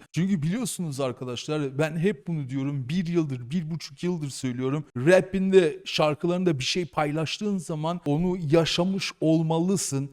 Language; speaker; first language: Turkish; early bilingual, heritage; Turkish